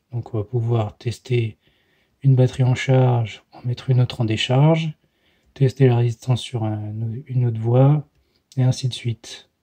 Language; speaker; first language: French; native; French